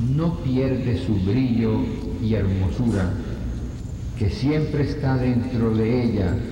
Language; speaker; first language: Spanish; native; Spanish